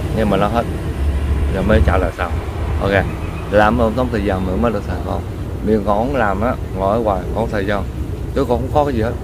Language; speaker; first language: Vietnamese; non-native, local second language; Cantonese